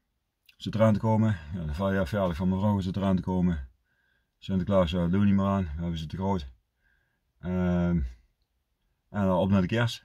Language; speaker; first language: Dutch; native; Dutch